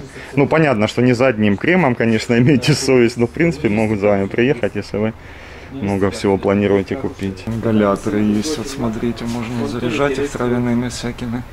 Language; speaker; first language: Russian; native; Russian